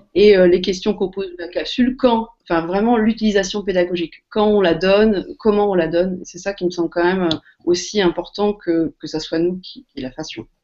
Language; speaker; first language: French; native; French